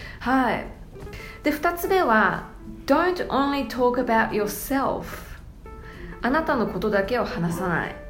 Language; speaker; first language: Japanese; early bilingual, heritage; Japanese